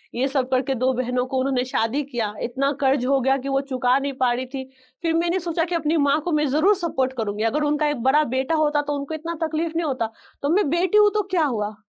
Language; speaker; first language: Hindi; non-native, local second language; Bangla